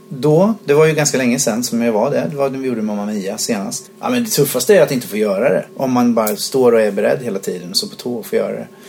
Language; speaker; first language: Swedish; native; Swedish